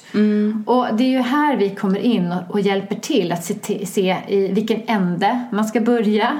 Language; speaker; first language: Swedish; native; Swedish